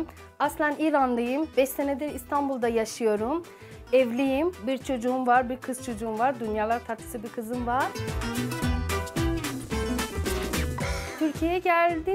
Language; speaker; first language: Turkish; non-native, fluent; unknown